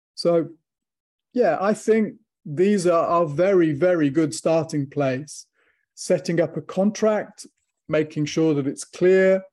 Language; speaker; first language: English; native; English